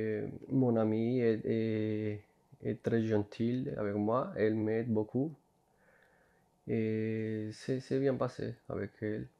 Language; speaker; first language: French; non-native, fluent; Spanish